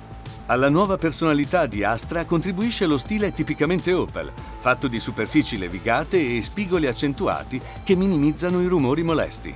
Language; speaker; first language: Italian; native; Italian